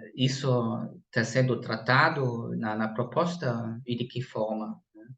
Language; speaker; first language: Portuguese; non-native, fluent; German